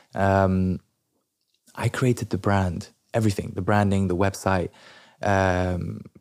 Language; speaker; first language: English; non-native, local second language; French